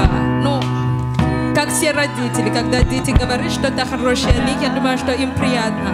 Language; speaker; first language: Russian; non-native, fluent; English